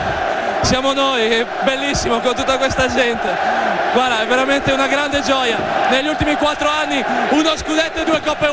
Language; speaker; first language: Italian; non-native, learner; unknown